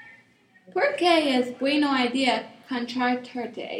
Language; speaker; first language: Spanish; non-native, learner; English